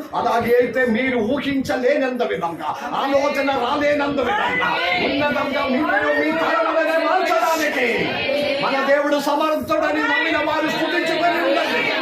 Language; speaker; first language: Telugu; non-native, local second language; Malayalam